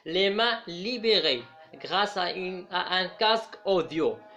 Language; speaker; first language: French; non-native, local second language; Arabic